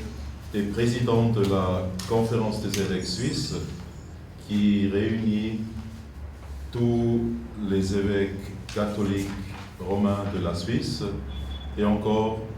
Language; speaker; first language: French; non-native, fluent; German